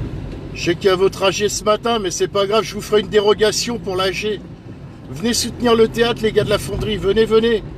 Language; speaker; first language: French; native; French